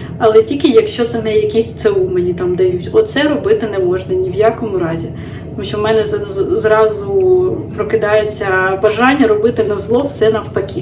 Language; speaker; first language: Ukrainian; non-native, local second language; Russian